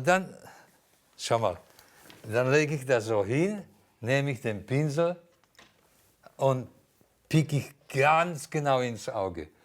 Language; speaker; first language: German; non-native, fluent; Slovak